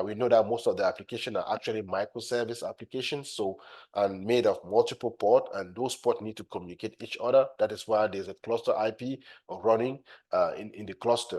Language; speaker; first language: English; non-native, fluent; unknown